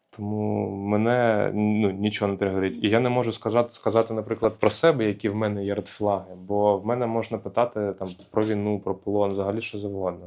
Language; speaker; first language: Ukrainian; native; Ukrainian